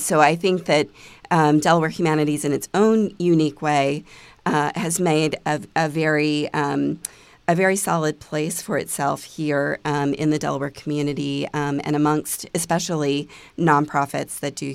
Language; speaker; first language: English; native; English